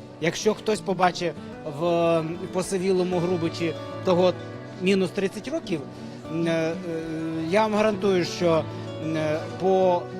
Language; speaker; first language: Ukrainian; native; Ukrainian